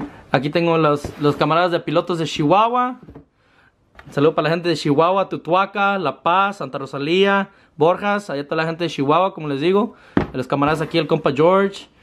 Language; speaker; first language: Spanish; early bilingual, heritage; Spanish